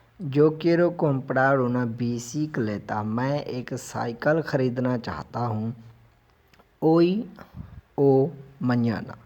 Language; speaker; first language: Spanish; non-native, learner; Urdu